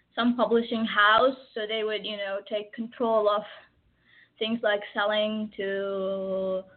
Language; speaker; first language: English; early bilingual, other home language; Arabic